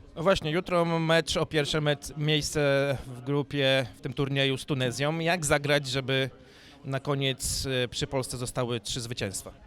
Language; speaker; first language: Polish; native; Polish